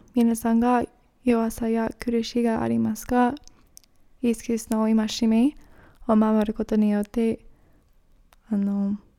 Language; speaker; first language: Japanese; non-native, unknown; English